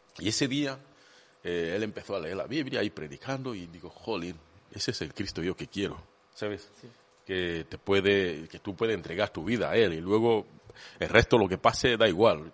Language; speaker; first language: Spanish; non-native, fluent; Swahili